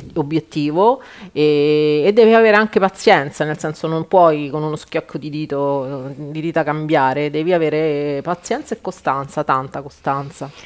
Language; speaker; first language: Italian; native; Italian